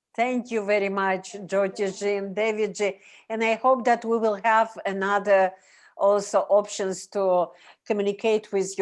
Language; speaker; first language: English; non-native, learner; Russian